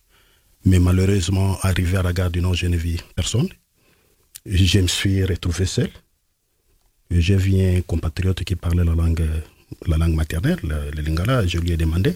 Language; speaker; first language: French; non-native, local second language; Lingala